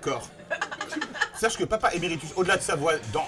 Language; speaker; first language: French; native; French